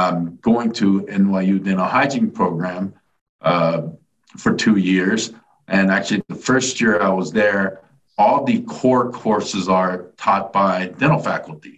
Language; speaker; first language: English; native; English